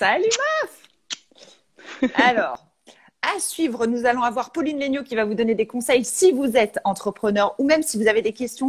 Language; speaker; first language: French; native; French